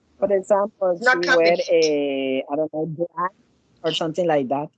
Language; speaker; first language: English; non-native, learner; Spanish